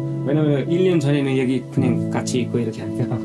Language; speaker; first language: Korean; non-native, learner; Nepali